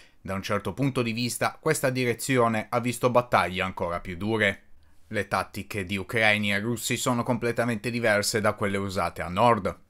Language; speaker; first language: Italian; native; Italian